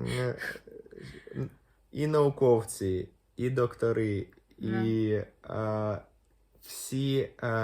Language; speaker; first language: Ukrainian; non-native, local second language; Russian